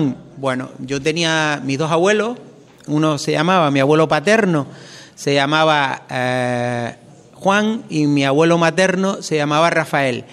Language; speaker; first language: Spanish; native; Spanish